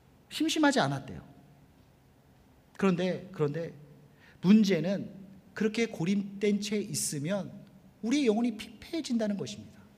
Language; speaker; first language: Korean; native; Korean